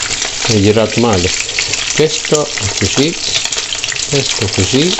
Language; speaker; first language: Italian; non-native, learner; Filipino